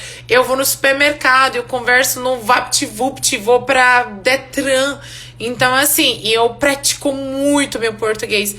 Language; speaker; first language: Portuguese; non-native, fluent; English